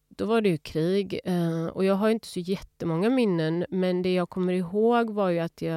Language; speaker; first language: Swedish; early bilingual, other home language; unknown